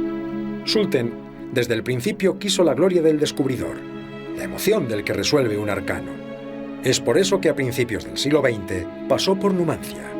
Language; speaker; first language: Spanish; native; Spanish